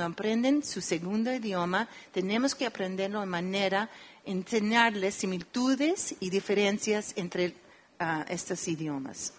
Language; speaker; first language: Spanish; early bilingual, heritage; Spanish